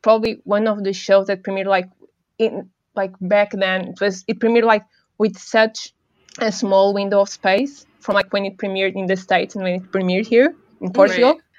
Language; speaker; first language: English; non-native, fluent; Portuguese